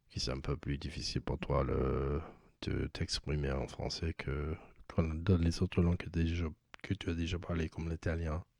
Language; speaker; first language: French; non-native, fluent; English